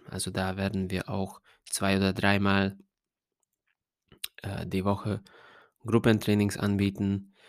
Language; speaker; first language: German; non-native, fluent; Hungarian